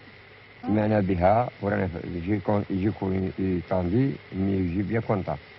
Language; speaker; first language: French; non-native, learner; Arabic